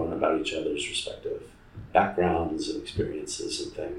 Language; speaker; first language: English; native; English